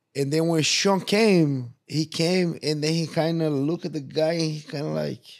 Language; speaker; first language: English; non-native, fluent; Portuguese